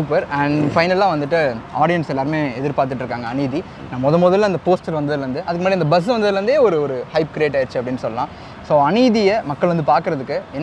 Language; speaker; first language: Tamil; native; Tamil